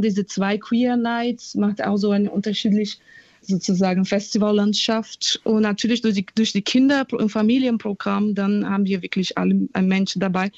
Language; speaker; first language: German; non-native, fluent; Portuguese